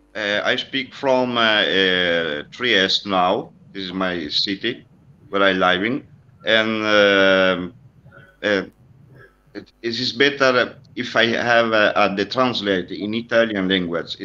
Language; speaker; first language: English; non-native, learner; Italian